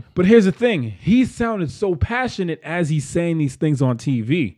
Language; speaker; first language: English; native; English